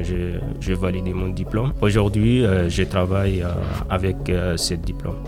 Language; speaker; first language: French; non-native, learner; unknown